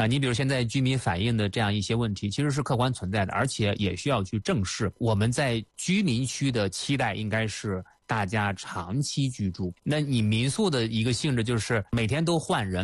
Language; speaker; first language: Chinese; native; Chinese